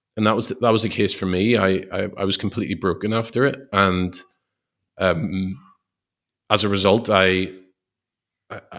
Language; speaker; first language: English; native; English